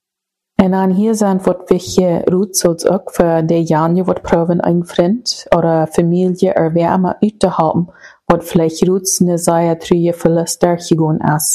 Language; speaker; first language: German; non-native, learner; Plautdietsch